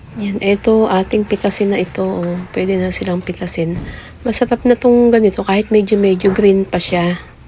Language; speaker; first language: Filipino; native; Filipino